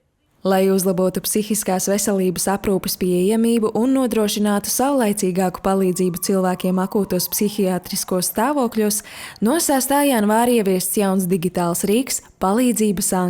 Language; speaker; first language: Latvian; native; Latvian